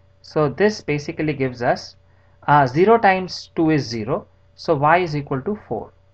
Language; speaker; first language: English; non-native, local second language; Hindi